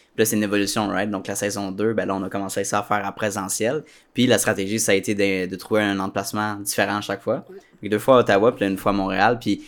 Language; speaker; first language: French; native; French